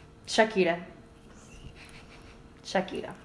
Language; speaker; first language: Spanish; early bilingual, heritage; Spanish